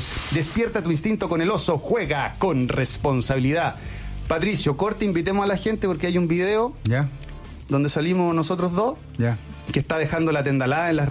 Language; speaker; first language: Spanish; native; Spanish